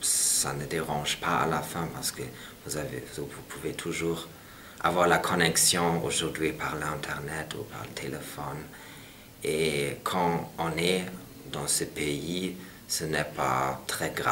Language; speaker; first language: French; non-native, fluent; German